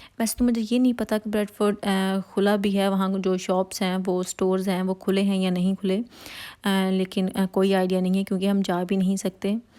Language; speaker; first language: Hindi; non-native, local second language; Punjabi